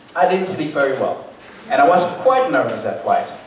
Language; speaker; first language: English; non-native, fluent; Dutch